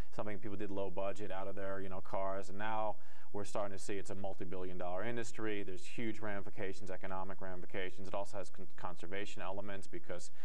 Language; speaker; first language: English; native; English